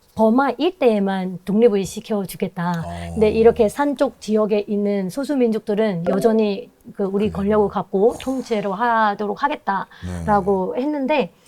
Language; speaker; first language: Korean; non-native, fluent; Burmese